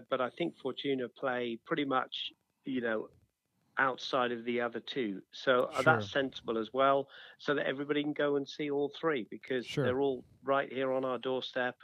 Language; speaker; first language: English; native; English